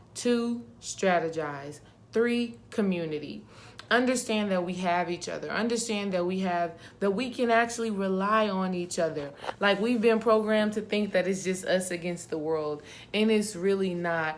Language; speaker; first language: English; native; English